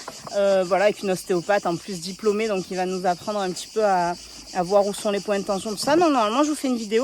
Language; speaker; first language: French; native; French